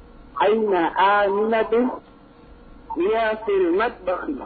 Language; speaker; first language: Arabic; non-native, learner; Indonesian